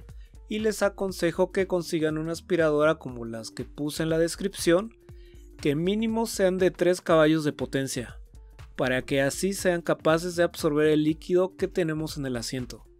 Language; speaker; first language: Spanish; native; Spanish